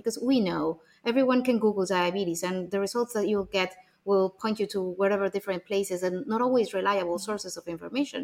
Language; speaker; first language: English; non-native, fluent; Spanish